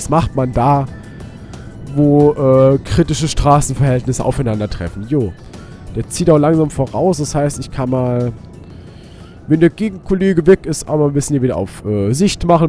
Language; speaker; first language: German; native; German